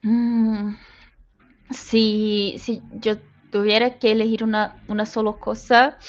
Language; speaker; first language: Spanish; non-native, fluent; Portuguese